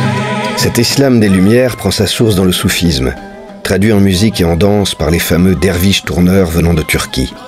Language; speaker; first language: French; native; French